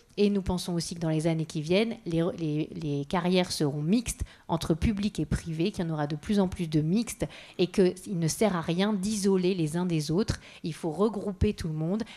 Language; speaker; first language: French; native; French